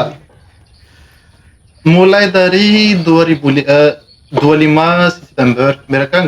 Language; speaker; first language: Indonesian; non-native, learner; Malagasy